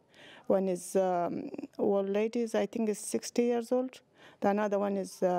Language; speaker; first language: English; non-native, learner; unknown